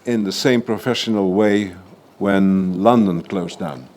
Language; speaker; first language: English; non-native, fluent; Dutch